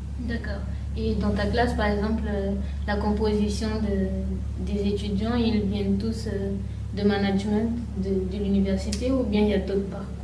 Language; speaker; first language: French; native; French